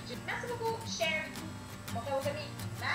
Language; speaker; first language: French; native; French